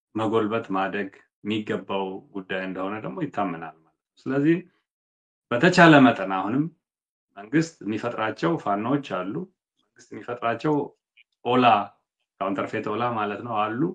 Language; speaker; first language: Amharic; non-native, local second language; Oromo